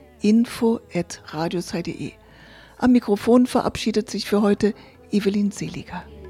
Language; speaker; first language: German; native; German